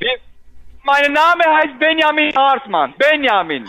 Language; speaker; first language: German; non-native, fluent; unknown